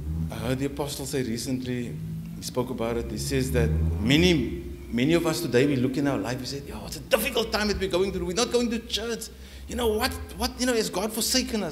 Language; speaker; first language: English; non-native, local second language; Afrikaans